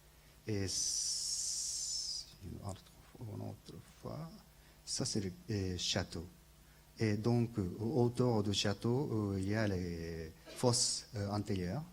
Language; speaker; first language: French; non-native, learner; Japanese